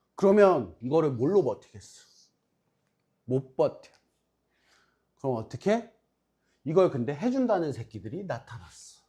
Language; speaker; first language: Korean; native; Korean